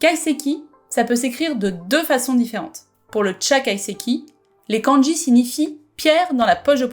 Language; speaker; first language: French; native; French